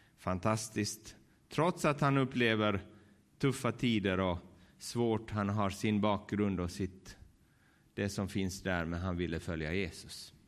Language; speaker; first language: Swedish; native; Swedish